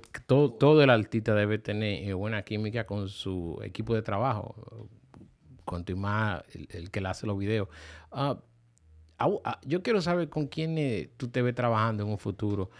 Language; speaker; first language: Spanish; early bilingual, heritage; Spanish